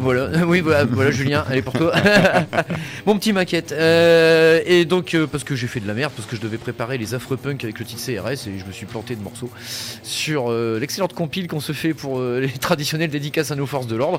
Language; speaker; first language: French; native; French